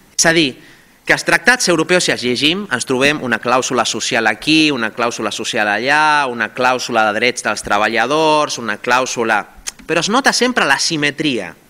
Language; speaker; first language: Catalan; non-native, fluent; Spanish